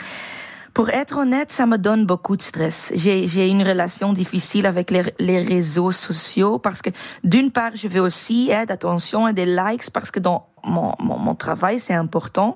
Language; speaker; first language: French; non-native, learner; Dutch